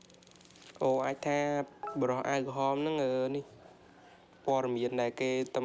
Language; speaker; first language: Khmer; native; Khmer